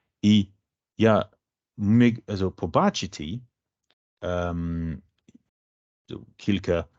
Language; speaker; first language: Ukrainian; non-native, fluent; English